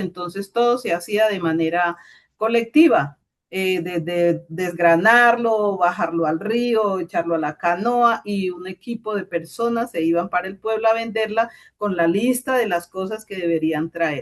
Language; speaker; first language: Spanish; native; Spanish